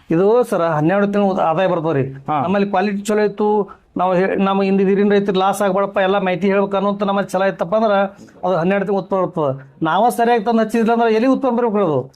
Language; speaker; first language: Kannada; native; Kannada